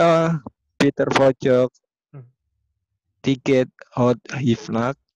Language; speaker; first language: Hungarian; non-native, learner; Indonesian